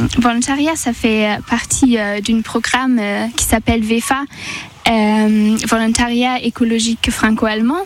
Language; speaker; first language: French; non-native, fluent; German